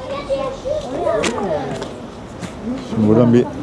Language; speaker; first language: Turkish; native; Turkish